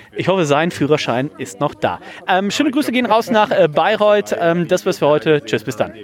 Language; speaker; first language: German; native; German